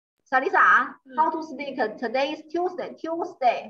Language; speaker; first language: English; non-native, learner; Chinese